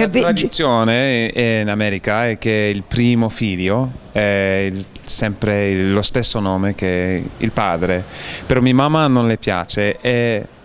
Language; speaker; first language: Italian; non-native, learner; English